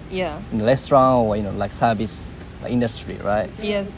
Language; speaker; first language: English; non-native, learner; Japanese